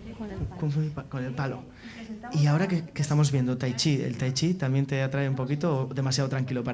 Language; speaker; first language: Spanish; native; Spanish